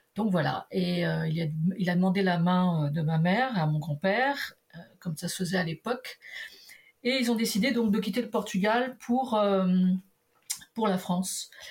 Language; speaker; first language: French; early bilingual, other home language; Portuguese